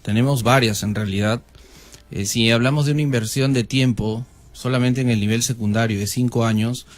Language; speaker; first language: Spanish; native; Spanish